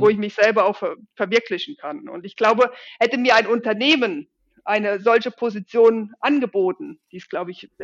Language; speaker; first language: German; native; German